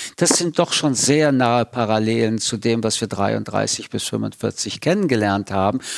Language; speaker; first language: German; early bilingual, other home language; French